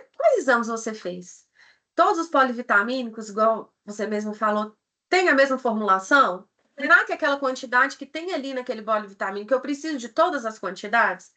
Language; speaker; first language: Portuguese; native; Portuguese